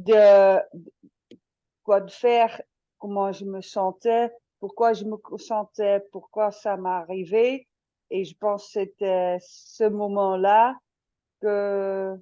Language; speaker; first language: French; non-native, fluent; Dutch